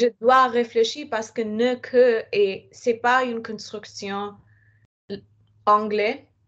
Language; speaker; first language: French; non-native, fluent; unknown